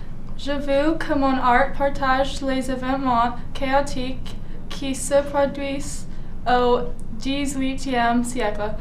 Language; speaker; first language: French; non-native, learner; English